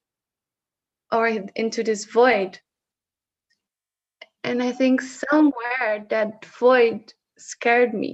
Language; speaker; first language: English; non-native, fluent; Dutch